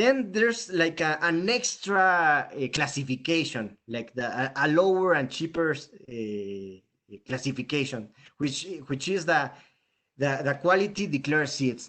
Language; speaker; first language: English; non-native, fluent; Spanish